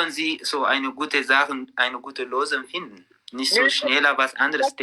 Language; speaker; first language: German; non-native, learner; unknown